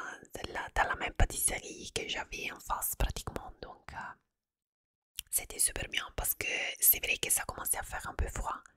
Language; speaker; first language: French; non-native, fluent; Italian